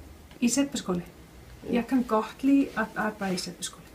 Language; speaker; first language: Danish; non-native, fluent; Icelandic